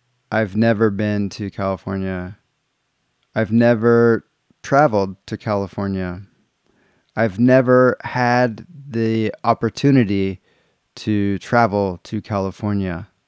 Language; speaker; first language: English; native; English